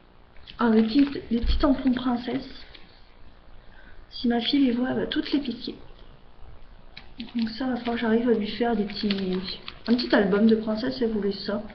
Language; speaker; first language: French; native; French